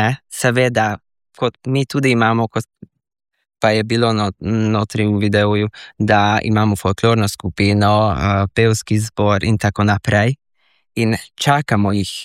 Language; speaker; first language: Slovenian; early bilingual, heritage; Slovenian